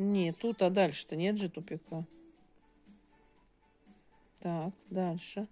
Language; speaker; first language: Russian; native; Russian